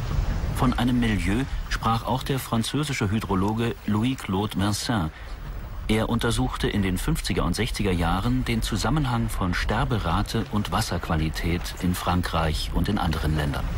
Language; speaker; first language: German; native; German